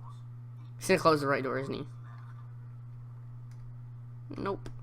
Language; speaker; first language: English; native; English